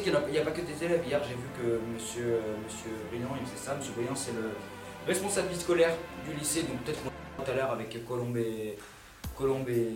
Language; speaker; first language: French; native; French